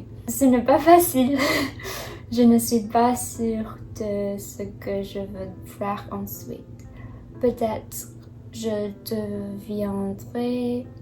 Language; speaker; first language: French; non-native, learner; Chinese